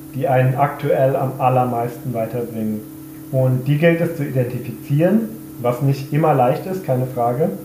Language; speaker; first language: German; native; German